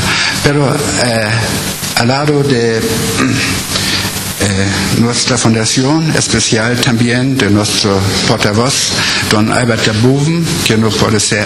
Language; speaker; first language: Spanish; non-native, learner; German